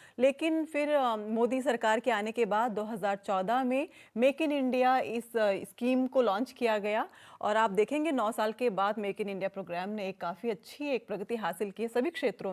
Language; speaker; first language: Hindi; native; Hindi